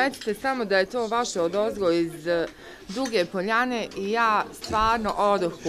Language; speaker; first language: Croatian; native; Croatian